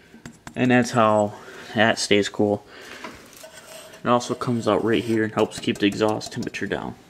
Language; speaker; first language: English; native; English